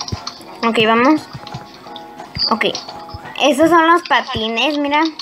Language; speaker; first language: Spanish; native; Spanish